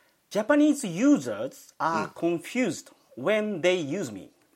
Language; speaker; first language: English; non-native, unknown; Japanese